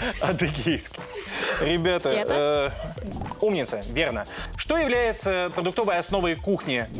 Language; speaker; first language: Russian; native; Russian